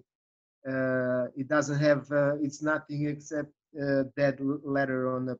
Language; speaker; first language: English; non-native, fluent; Serbian